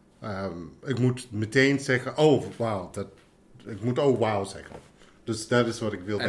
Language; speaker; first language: Dutch; non-native, fluent; English